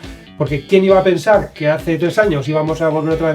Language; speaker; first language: Spanish; native; Spanish